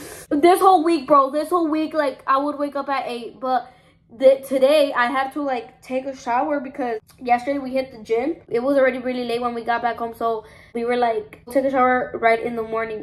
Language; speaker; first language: English; early bilingual, other home language; Spanish